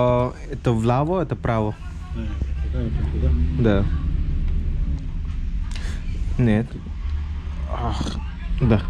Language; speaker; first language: Russian; non-native, learner; Tamil